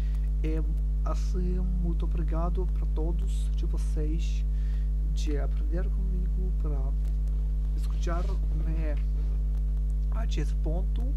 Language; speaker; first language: Portuguese; non-native, learner; German